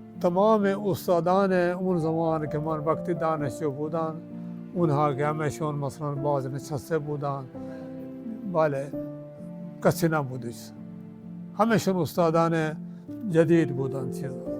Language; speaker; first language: Persian; non-native, fluent; Urdu